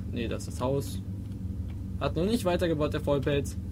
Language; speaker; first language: German; native; German